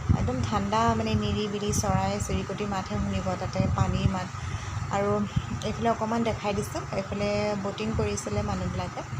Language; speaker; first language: Assamese; native; Assamese